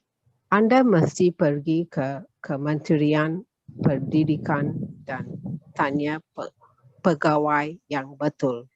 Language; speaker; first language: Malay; non-native, learner; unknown